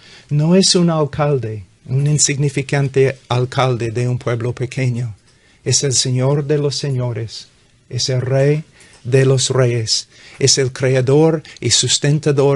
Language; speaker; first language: Spanish; non-native, fluent; English